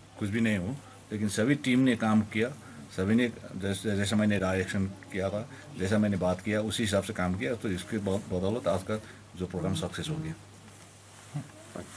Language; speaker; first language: Hindi; non-native, local second language; Nepali